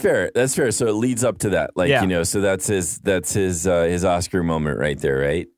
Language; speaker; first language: English; native; English